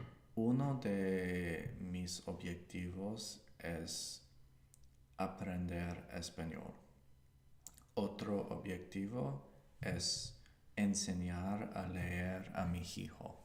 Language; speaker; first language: Spanish; non-native, learner; English